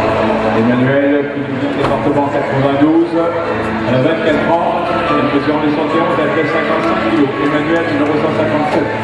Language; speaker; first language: French; native; French